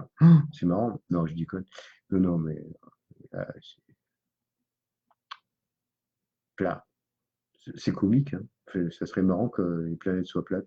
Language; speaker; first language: French; native; French